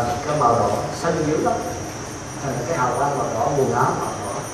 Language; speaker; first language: Vietnamese; native; Vietnamese